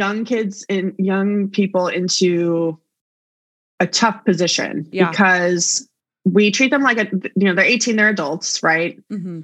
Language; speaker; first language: English; native; English